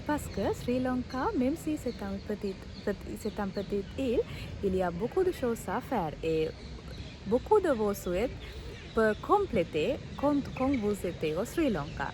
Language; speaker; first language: French; non-native, learner; Sinhala